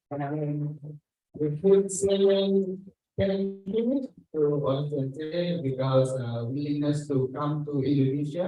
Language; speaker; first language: English; non-native, learner; Indonesian